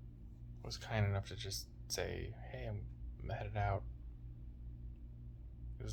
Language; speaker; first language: English; native; English